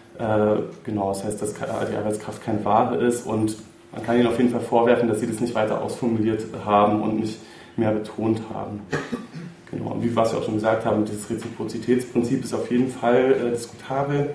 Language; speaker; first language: German; native; German